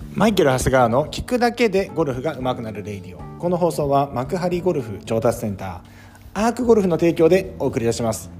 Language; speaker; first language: Japanese; native; Japanese